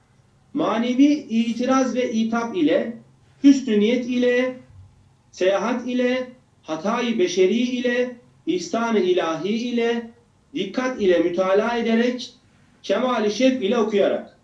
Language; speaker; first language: Turkish; native; Turkish